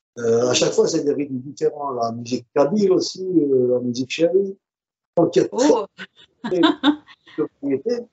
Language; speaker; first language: French; non-native, local second language; Arabic